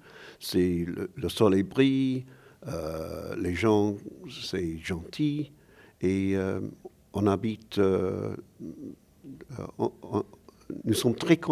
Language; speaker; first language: French; non-native, learner; English